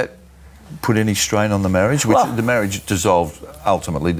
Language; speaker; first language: English; native; English